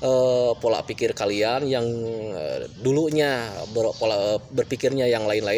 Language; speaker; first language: Indonesian; native; Indonesian